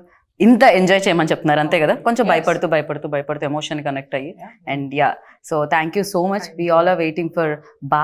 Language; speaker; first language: Telugu; native; Telugu